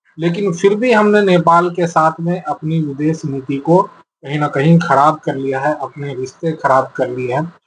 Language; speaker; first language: Hindi; native; Hindi